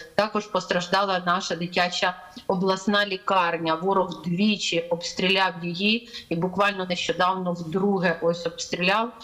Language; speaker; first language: Ukrainian; native; Ukrainian